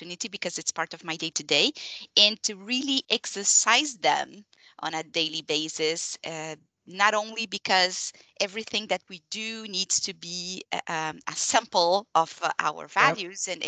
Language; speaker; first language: English; non-native, fluent; Portuguese